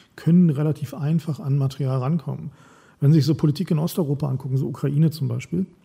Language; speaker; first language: German; native; German